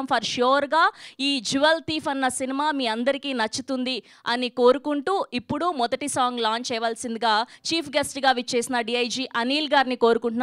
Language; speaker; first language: Telugu; native; Telugu